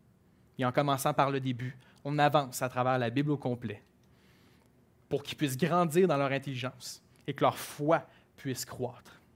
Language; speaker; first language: French; native; French